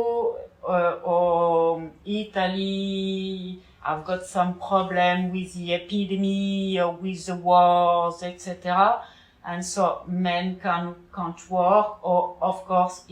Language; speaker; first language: English; non-native, learner; French